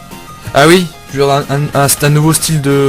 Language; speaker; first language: French; native; French